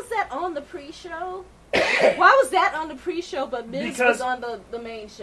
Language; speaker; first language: English; native; English